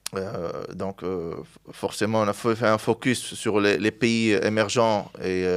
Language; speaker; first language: French; non-native, local second language; Arabic